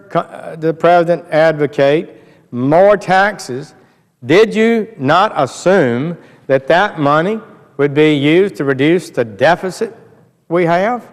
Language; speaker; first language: English; native; English